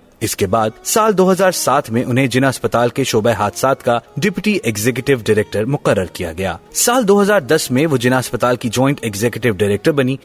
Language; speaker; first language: Urdu; native; Urdu